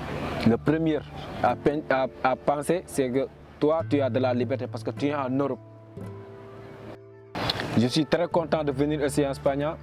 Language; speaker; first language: French; non-native, local second language; Wolof